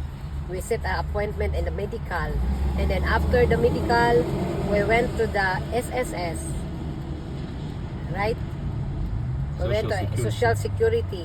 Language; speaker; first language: English; non-native, local second language; Cebuano